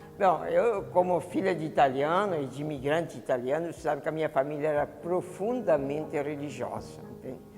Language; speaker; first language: Portuguese; early bilingual, other home language; Italian